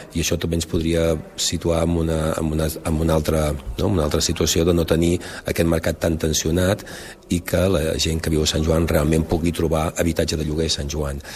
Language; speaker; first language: Catalan; native; Catalan